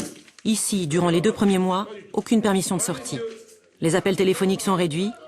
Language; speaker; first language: French; native; French